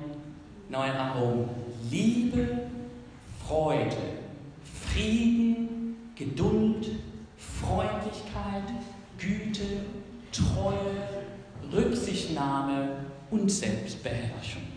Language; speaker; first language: German; non-native, fluent; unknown